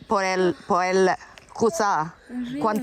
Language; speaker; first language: Spanish; non-native, learner; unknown